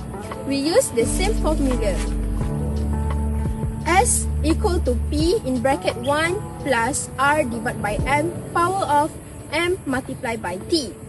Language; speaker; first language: English; non-native, local second language; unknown